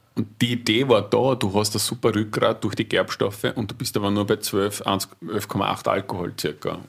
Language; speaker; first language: German; native; German